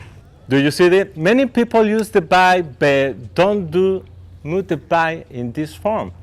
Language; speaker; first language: English; non-native, learner; Spanish